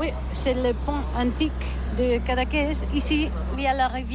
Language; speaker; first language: French; non-native, learner; Catalan